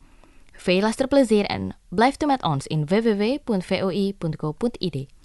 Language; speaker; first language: Dutch; non-native, fluent; Indonesian